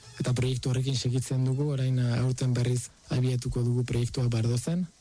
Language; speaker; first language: Basque; non-native, fluent; Spanish